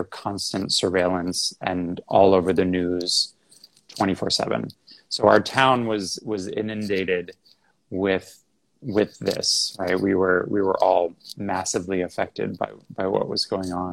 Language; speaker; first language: English; native; English